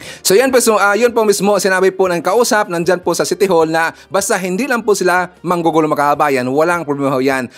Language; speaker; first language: Filipino; non-native, local second language; Cebuano